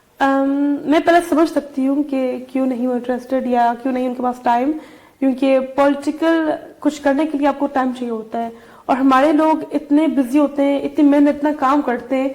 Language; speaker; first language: Urdu; early bilingual, heritage; Urdu